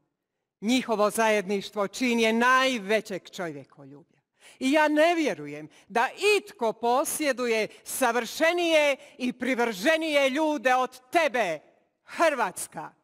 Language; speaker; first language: Bosnian; native; Bosnian